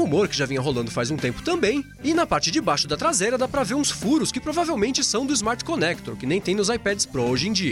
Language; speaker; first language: Portuguese; native; Portuguese